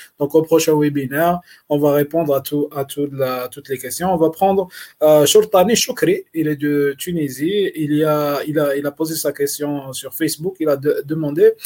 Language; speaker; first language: French; non-native, local second language; Arabic